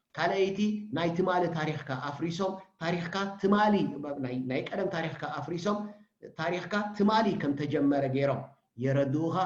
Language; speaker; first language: Tigrinya; native; Tigrinya